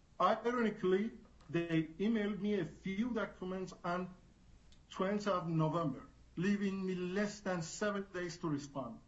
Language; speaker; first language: English; non-native, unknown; Persian